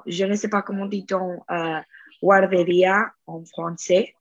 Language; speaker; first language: French; non-native, learner; Spanish